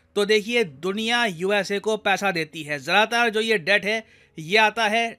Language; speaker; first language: Hindi; native; Hindi